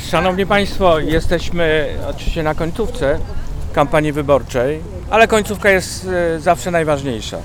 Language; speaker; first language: Polish; native; Polish